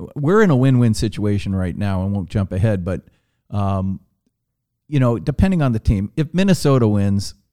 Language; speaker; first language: English; native; English